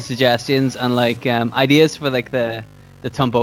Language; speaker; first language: English; native; English